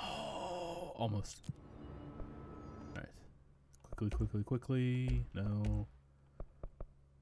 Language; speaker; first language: English; native; English